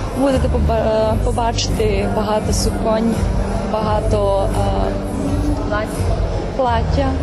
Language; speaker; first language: Ukrainian; non-native, local second language; Serbian